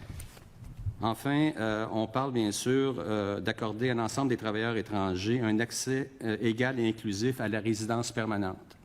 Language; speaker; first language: French; native; French